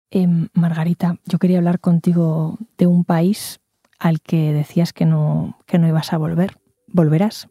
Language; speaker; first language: Spanish; native; Spanish